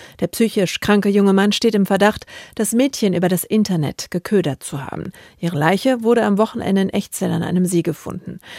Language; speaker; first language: German; native; German